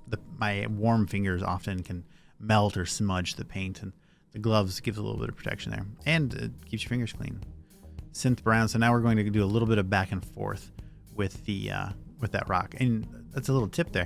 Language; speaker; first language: English; native; English